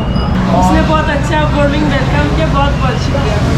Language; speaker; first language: Hindi; non-native, learner; Turkish